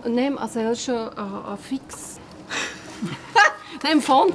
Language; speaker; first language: Hungarian; non-native, learner; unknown